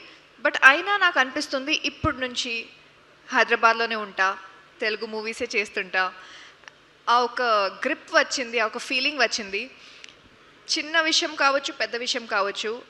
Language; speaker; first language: Telugu; non-native, learner; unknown